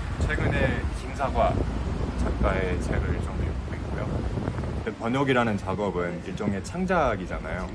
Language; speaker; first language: Korean; non-native, fluent; English